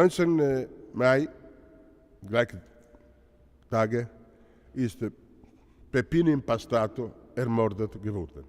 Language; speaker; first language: German; non-native, learner; Italian